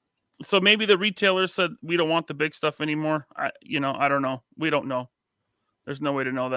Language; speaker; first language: English; native; English